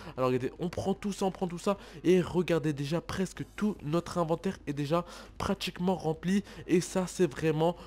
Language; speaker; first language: French; native; French